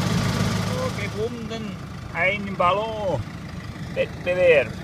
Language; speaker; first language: German; native; German